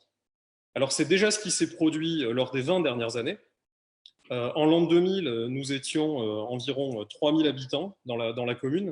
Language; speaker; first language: French; native; French